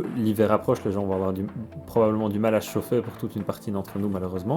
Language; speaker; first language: French; native; French